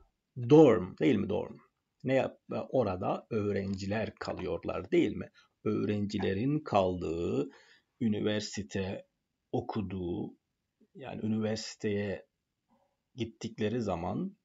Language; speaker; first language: Turkish; non-native, fluent; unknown